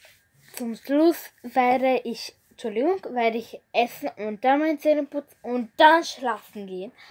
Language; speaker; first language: German; non-native, learner; Bulgarian